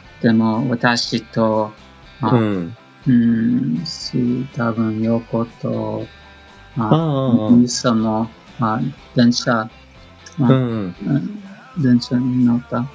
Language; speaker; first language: Japanese; non-native, learner; English